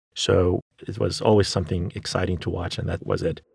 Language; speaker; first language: English; non-native, fluent; Arabic